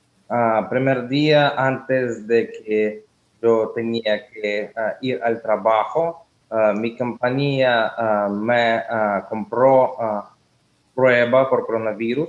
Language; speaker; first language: Spanish; non-native, learner; Russian